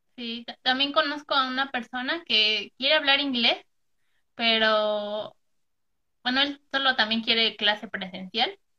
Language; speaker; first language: Spanish; native; Spanish